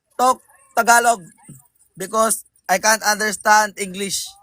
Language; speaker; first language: English; non-native, learner; Cebuano